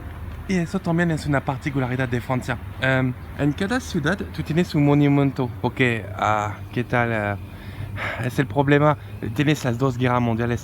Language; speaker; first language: Spanish; non-native, learner; French